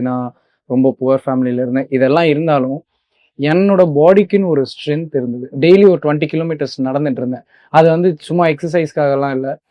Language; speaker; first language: Tamil; native; Tamil